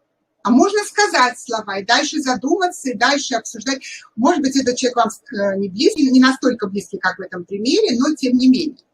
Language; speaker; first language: Russian; native; Russian